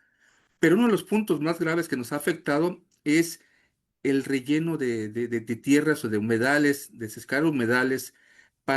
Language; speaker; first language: Spanish; native; Spanish